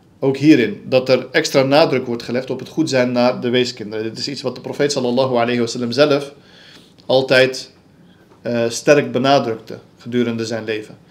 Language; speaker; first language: Dutch; early bilingual, other home language; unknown